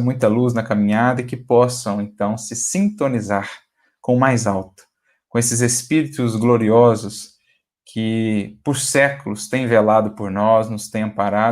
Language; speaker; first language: Portuguese; native; Portuguese